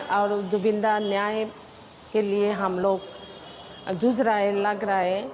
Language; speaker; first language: Hindi; non-native, local second language; Assamese